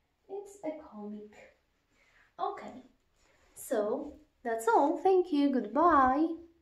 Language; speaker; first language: English; non-native, fluent; Polish